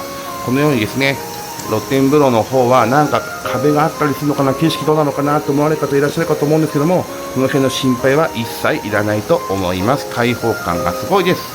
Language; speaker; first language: Japanese; native; Japanese